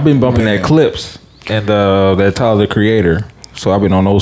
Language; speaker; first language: English; native; English